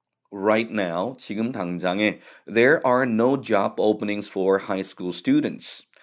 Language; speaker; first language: English; non-native, fluent; Korean